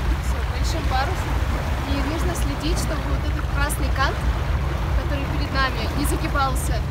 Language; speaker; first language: Russian; native; Russian